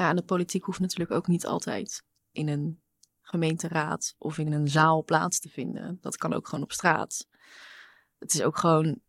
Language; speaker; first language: Dutch; native; Dutch